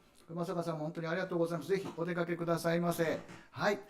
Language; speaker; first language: Japanese; native; Japanese